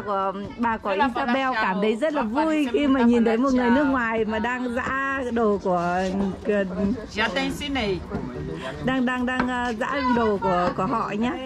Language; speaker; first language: Vietnamese; native; Vietnamese